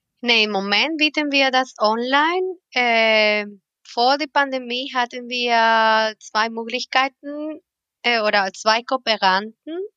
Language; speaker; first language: German; non-native, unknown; Spanish